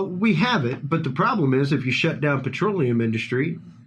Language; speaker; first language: English; native; English